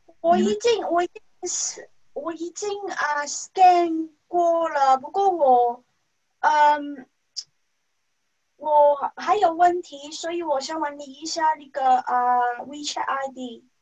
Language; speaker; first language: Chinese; non-native, learner; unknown